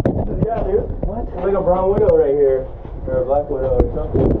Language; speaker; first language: English; native; English